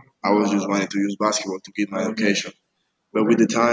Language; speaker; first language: English; non-native, fluent; Spanish